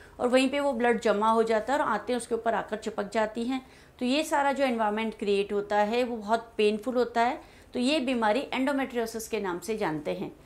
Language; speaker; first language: Hindi; native; Hindi